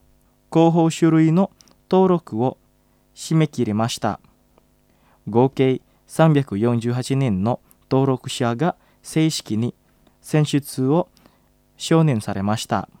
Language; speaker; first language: Japanese; non-native, fluent; Indonesian